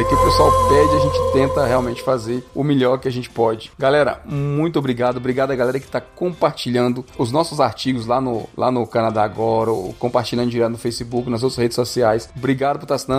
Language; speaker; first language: Portuguese; native; Portuguese